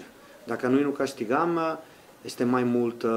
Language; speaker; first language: Romanian; non-native, learner; Italian